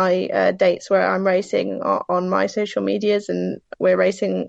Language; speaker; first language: English; native; English